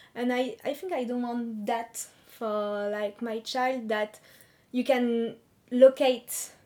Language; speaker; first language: English; non-native, fluent; French